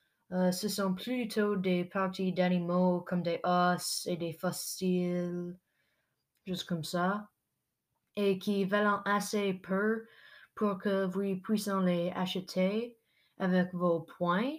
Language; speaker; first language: French; non-native, local second language; English